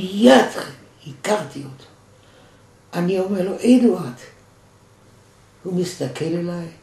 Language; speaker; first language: Hebrew; non-native, fluent; German